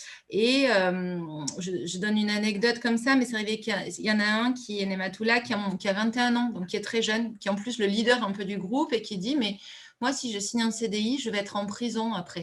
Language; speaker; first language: French; native; French